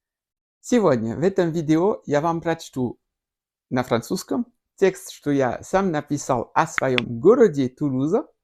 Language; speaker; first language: Russian; non-native, fluent; French